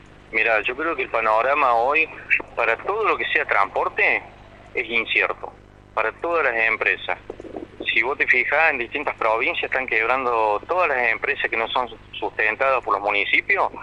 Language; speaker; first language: Spanish; native; Spanish